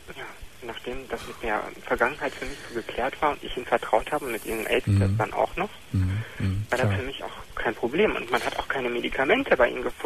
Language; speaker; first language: German; native; German